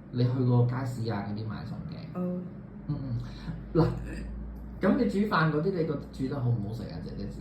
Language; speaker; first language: Cantonese; native; Cantonese